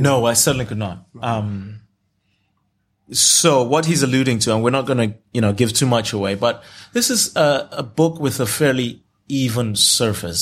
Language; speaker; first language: English; non-native, local second language; Yoruba